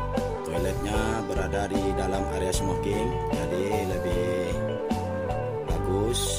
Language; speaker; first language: Indonesian; native; Indonesian